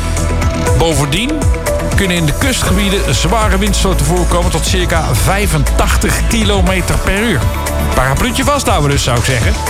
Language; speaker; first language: Dutch; native; Dutch